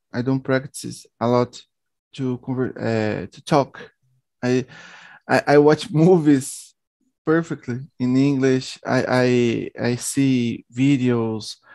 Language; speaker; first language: English; non-native, learner; Portuguese